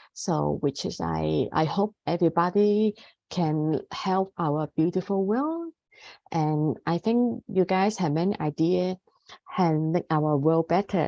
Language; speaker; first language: English; non-native, fluent; Cantonese